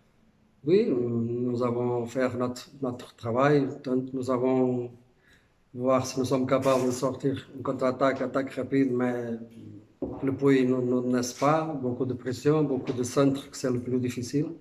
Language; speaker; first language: French; non-native, fluent; Portuguese